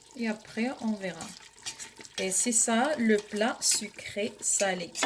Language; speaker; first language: French; non-native, local second language; Arabic